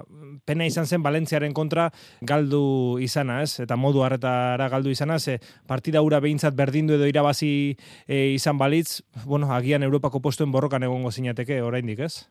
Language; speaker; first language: Basque; native; Basque